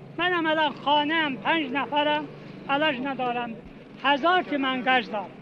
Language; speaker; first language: Persian; non-native, local second language; Azerbaijani